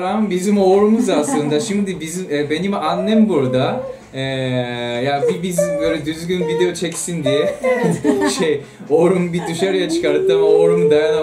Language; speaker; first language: Turkish; non-native, fluent; Japanese